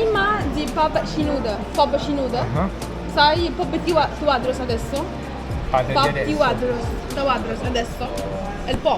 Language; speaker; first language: Italian; non-native, learner; Arabic